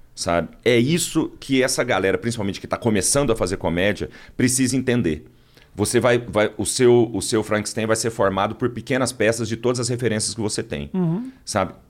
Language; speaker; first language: Portuguese; native; Portuguese